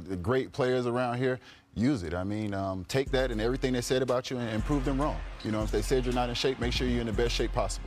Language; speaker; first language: English; native; English